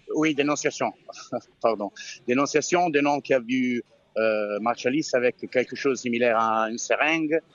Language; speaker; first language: French; non-native, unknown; Italian